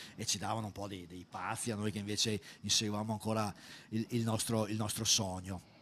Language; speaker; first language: Italian; native; Italian